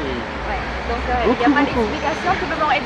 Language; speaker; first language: French; non-native, fluent; Indonesian